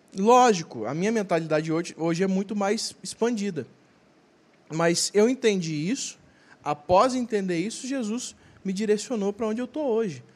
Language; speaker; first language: Portuguese; native; Portuguese